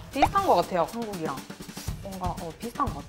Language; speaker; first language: Korean; native; Korean